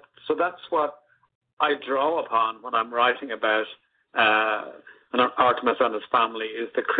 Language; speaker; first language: English; native; English